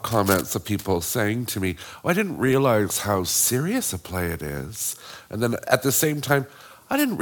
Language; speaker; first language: English; native; English